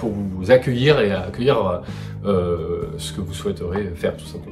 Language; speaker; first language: French; native; French